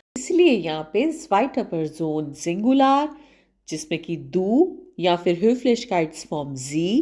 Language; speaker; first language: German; non-native, fluent; Hindi